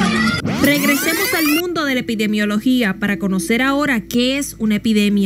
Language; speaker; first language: Spanish; native; Spanish